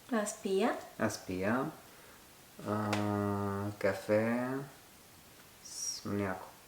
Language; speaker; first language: Bulgarian; non-native, learner; French